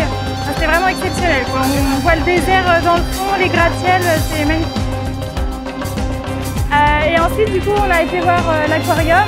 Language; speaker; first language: French; native; French